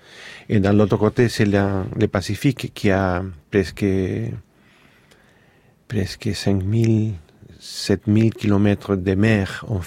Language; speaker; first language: French; non-native, fluent; Spanish